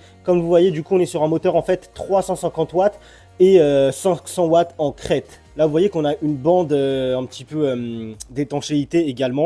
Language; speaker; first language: French; native; French